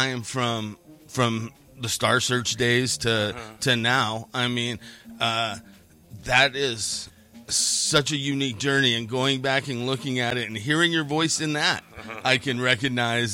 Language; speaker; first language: English; native; English